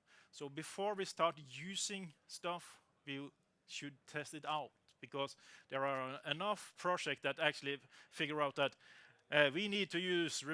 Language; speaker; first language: English; non-native, fluent; Norwegian